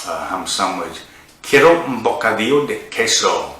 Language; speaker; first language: Spanish; non-native, learner; English